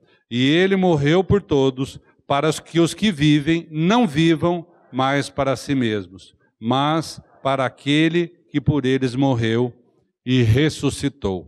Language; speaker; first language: Portuguese; native; Portuguese